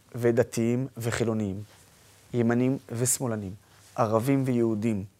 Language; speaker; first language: Hebrew; non-native, local second language; Arabic